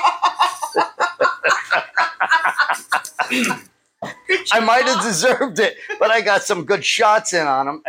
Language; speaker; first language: English; native; English